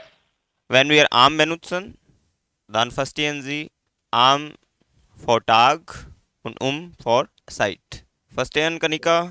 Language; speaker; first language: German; non-native, learner; Hindi